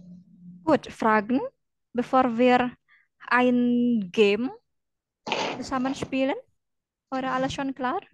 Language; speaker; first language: German; non-native, fluent; Indonesian